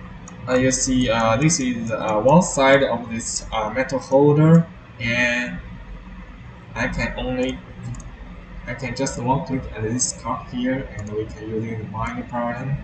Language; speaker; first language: English; non-native, fluent; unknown